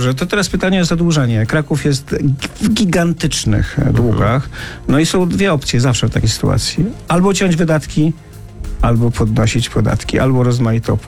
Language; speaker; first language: Polish; native; Polish